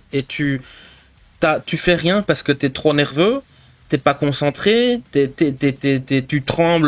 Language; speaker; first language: French; native; French